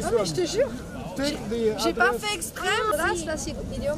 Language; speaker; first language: French; native; French